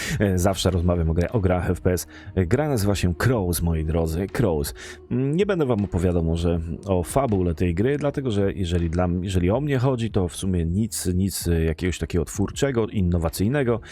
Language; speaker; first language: Polish; native; Polish